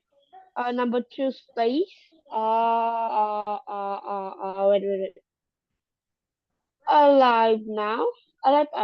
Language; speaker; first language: English; non-native, learner; Thai